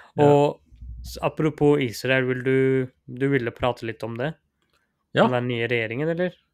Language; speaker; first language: Norwegian; early bilingual, other home language; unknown